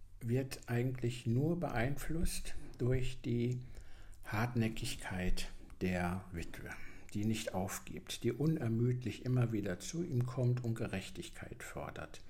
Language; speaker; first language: German; native; German